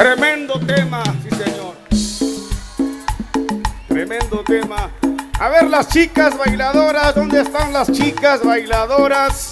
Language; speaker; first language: Spanish; native; Spanish